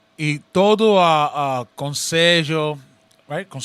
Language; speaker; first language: Portuguese; non-native, learner; Spanish